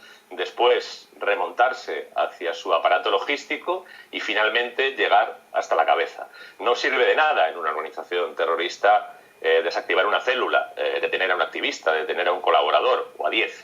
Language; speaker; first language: Spanish; native; Spanish